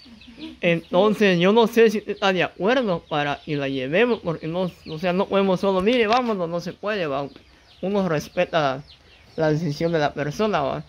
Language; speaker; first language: Spanish; native; Spanish